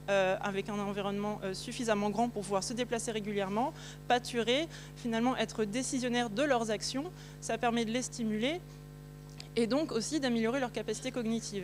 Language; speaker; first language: French; native; French